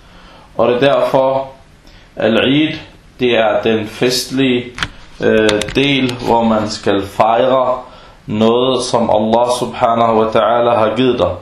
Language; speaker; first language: Danish; early bilingual, other home language; Arabic